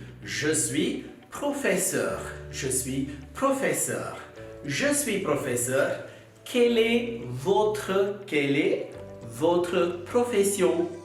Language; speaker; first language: French; non-native, fluent; Tamil